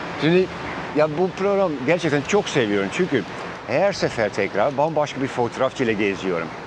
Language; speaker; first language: Turkish; non-native, fluent; Dutch